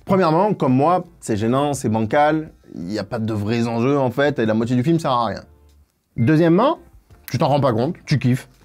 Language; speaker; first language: French; native; French